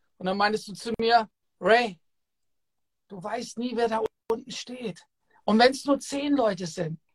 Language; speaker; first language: German; native; German